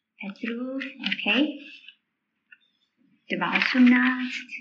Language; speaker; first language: Czech; non-native, fluent; English